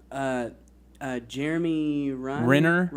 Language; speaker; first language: English; native; English